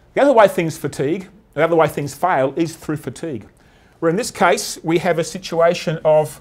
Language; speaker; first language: English; native; English